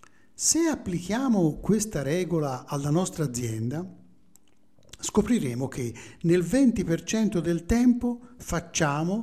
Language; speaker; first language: Italian; native; Italian